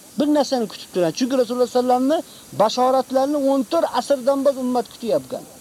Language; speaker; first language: Uzbek; native; Uzbek